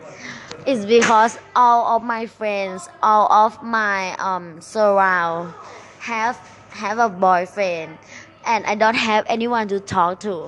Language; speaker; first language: English; non-native, learner; Thai